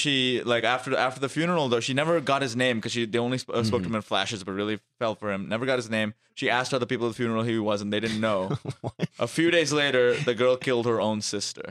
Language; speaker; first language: English; non-native, local second language; Hindi